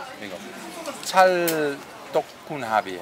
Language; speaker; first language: Korean; non-native, fluent; Italian